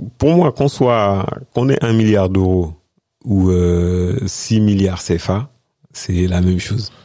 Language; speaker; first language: French; early bilingual, other home language; Wolof